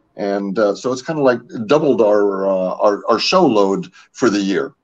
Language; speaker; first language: English; native; English